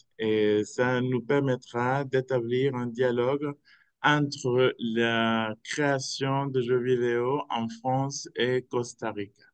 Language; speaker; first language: French; non-native, fluent; Spanish